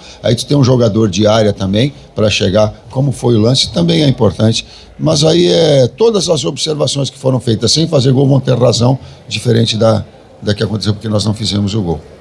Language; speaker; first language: Portuguese; native; Portuguese